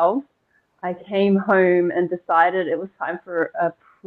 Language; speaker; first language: English; native; English